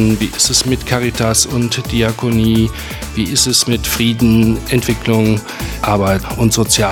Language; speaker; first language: German; native; German